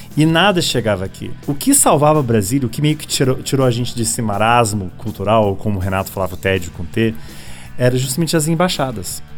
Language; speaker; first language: Portuguese; early bilingual, other home language; English